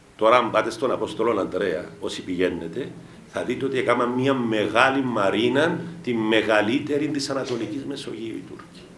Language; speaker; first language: Greek; native; Greek